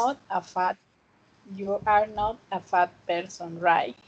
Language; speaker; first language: English; non-native, fluent; Spanish